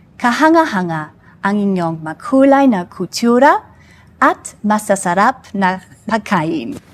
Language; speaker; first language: Filipino; non-native, learner; English